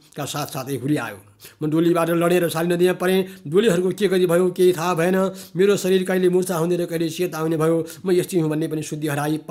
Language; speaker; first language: Nepali; native; Nepali